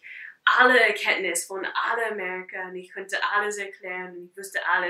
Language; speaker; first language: German; non-native, fluent; English